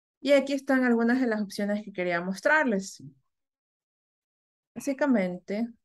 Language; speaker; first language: Spanish; native; Spanish